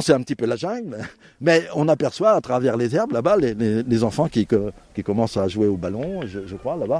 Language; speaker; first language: French; native; French